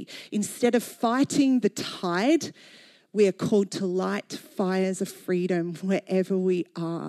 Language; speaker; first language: English; native; English